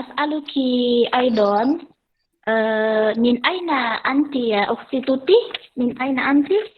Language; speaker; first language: Arabic; non-native, learner; Indonesian